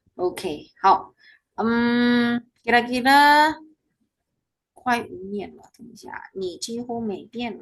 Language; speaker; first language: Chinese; non-native, fluent; Indonesian